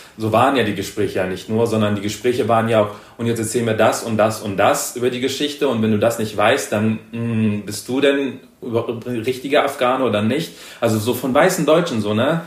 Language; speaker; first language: German; early bilingual, other home language; Persian